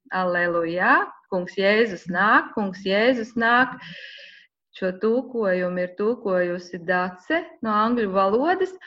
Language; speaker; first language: Latvian; native; Latvian